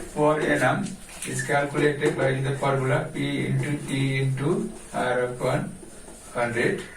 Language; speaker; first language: English; non-native, local second language; Nepali